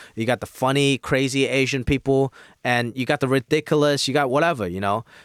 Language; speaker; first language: English; non-native, local second language; Cantonese